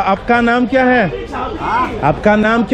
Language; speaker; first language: Hindi; non-native, learner; English